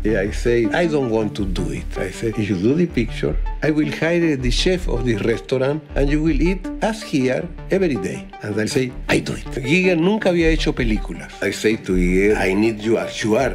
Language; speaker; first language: English; non-native, learner; Spanish